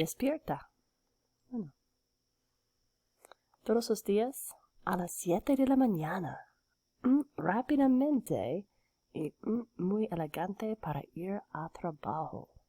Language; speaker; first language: Spanish; non-native, fluent; English